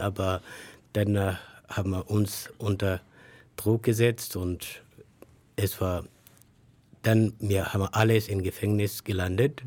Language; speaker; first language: German; non-native, learner; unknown